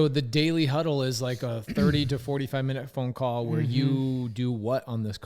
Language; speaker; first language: English; native; English